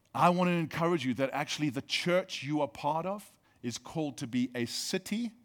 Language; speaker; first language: English; native; English